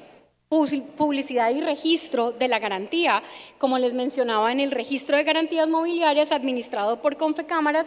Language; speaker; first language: Spanish; native; Spanish